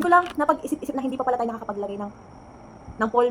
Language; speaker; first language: Filipino; native; Filipino